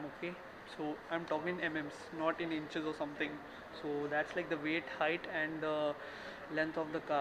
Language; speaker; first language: English; non-native, fluent; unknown